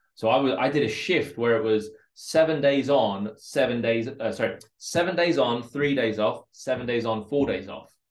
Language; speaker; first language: English; early bilingual, other home language; Russian